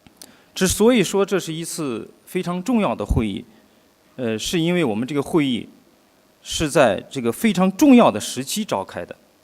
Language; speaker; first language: Chinese; native; Chinese